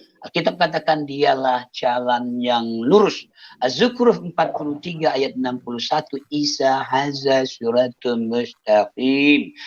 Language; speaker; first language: Indonesian; non-native, local second language; Achinese